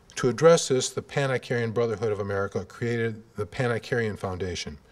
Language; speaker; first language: English; native; English